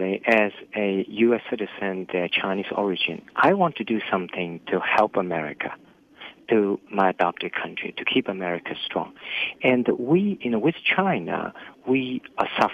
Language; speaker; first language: English; non-native, fluent; Chinese